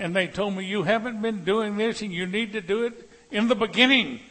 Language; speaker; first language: English; native; English